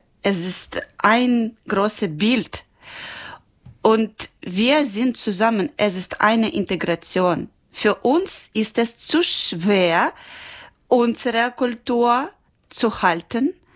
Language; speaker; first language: German; non-native, learner; Ukrainian